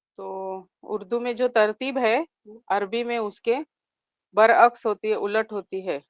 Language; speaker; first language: Urdu; native; Urdu